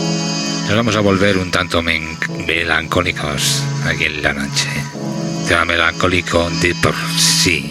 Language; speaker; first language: Spanish; native; Spanish